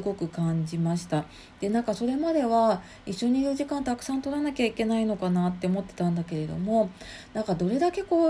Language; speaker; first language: Japanese; native; Japanese